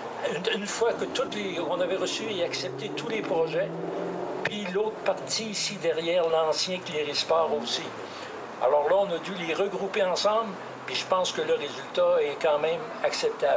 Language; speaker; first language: French; native; French